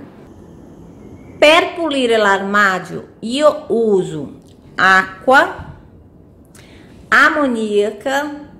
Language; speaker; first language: Italian; non-native, fluent; Portuguese